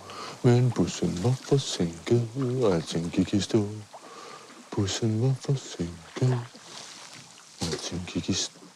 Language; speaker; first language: Danish; native; Danish